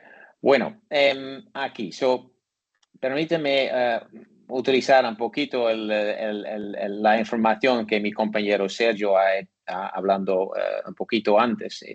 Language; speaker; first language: Spanish; non-native, learner; Dutch